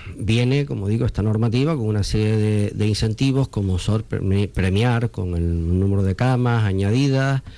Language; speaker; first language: Spanish; native; Spanish